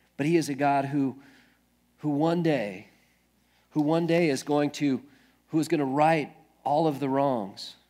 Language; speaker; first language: English; native; English